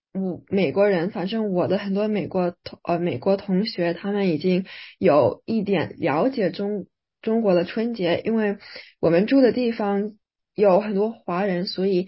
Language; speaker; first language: Chinese; early bilingual, other home language; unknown